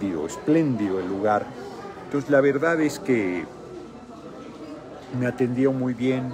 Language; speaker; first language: Spanish; native; Spanish